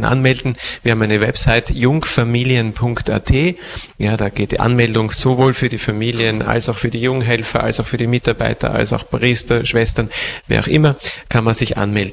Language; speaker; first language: German; native; German